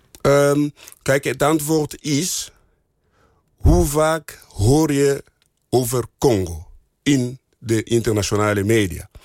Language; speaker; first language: Dutch; non-native, fluent; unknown